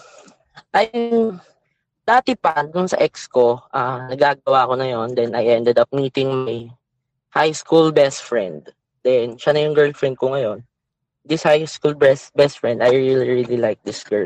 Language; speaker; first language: English; non-native, local second language; Filipino